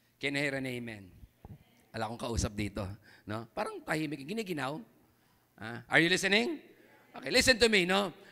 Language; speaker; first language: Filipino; native; Filipino